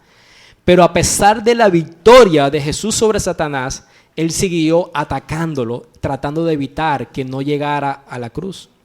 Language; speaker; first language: Spanish; native; Spanish